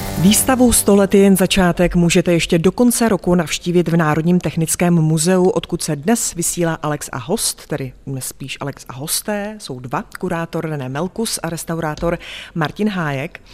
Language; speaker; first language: Czech; native; Czech